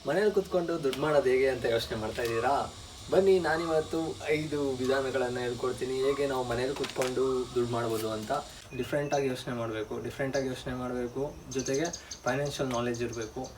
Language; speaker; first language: Kannada; native; Kannada